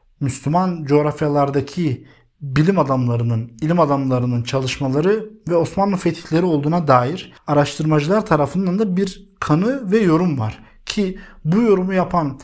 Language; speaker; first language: Turkish; native; Turkish